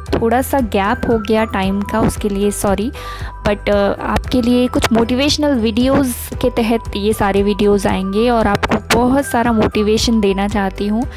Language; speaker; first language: Hindi; native; Hindi